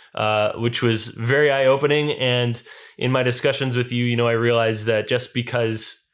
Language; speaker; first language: English; native; English